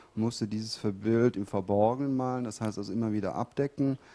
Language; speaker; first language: German; native; German